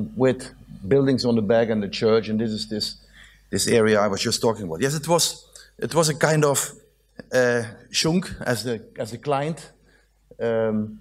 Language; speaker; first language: English; non-native, fluent; Dutch